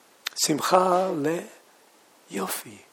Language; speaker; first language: Hebrew; non-native, fluent; English